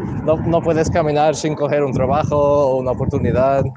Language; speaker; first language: Spanish; non-native, learner; English